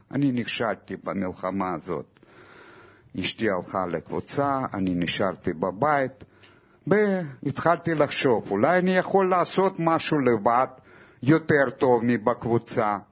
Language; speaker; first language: Hebrew; non-native, fluent; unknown